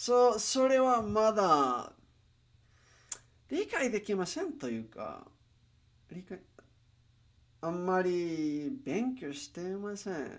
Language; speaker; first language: Japanese; non-native, learner; Spanish